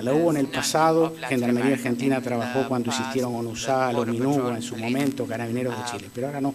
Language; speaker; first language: Spanish; native; Spanish